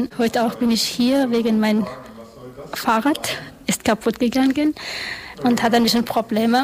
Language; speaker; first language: German; non-native, learner; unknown